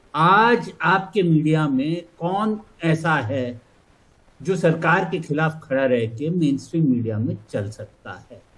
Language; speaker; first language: Hindi; non-native, local second language; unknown